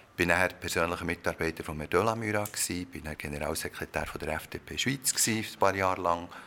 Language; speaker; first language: German; early bilingual, other home language; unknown